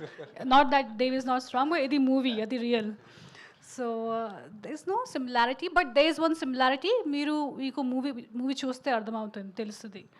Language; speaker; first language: Telugu; non-native, fluent; Hindi